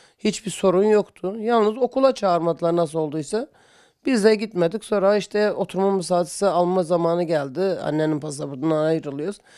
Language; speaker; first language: Turkish; native; Turkish